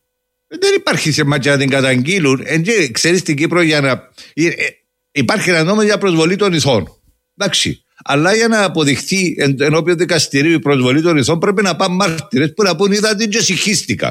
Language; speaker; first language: Greek; native; Greek